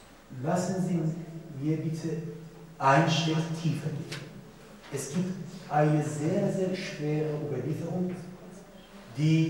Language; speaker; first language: German; non-native, fluent; Persian